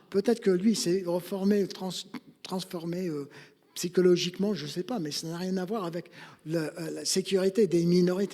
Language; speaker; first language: French; non-native, fluent; English